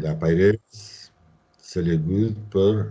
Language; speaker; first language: French; non-native, learner; Spanish